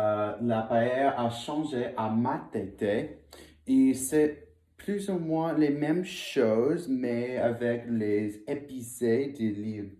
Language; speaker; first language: French; non-native, learner; English